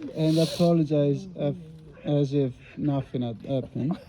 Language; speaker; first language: English; non-native, fluent; Italian